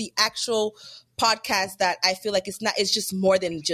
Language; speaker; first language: English; non-native, fluent; French